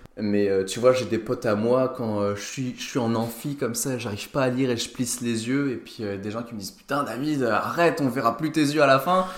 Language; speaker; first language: French; native; French